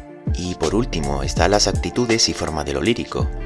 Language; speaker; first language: Spanish; native; Spanish